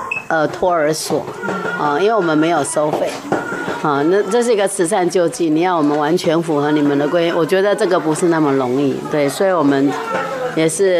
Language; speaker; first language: Chinese; native; Chinese